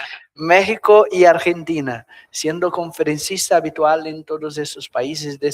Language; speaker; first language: Spanish; non-native, fluent; Portuguese